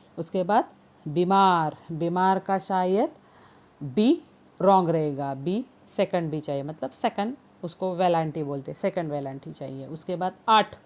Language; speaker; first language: Hindi; non-native, local second language; Marathi